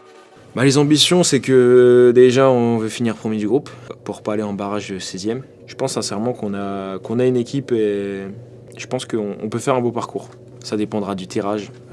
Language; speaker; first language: French; native; French